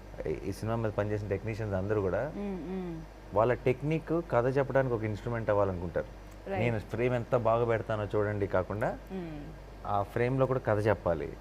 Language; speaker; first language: Telugu; native; Telugu